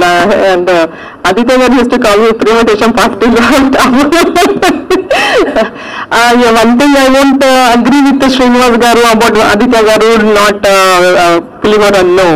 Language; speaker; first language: Telugu; native; Telugu